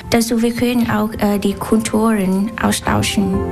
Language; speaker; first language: German; non-native, learner; Vietnamese